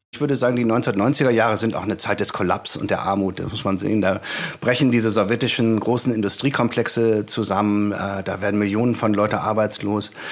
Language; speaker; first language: German; native; German